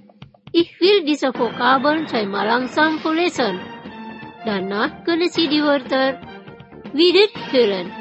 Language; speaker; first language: German; non-native, fluent; Indonesian